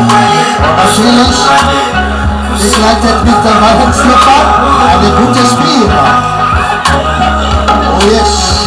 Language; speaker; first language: German; non-native, learner; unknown